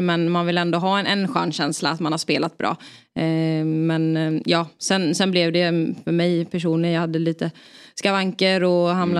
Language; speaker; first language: Swedish; native; Swedish